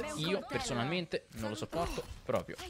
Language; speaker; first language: Italian; native; Italian